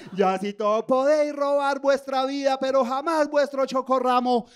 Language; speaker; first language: Spanish; native; Spanish